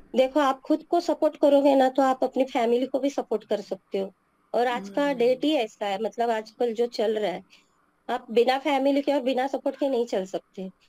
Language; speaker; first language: Hindi; non-native, local second language; Telugu